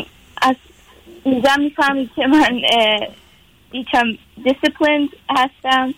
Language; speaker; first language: Persian; early bilingual, heritage; Persian